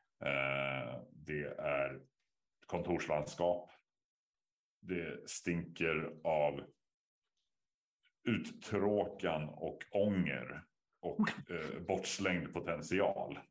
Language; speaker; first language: Swedish; native; Swedish